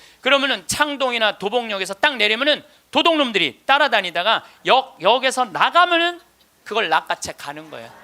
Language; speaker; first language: Korean; native; Korean